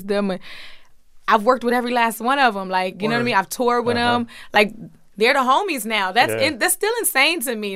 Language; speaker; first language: English; native; English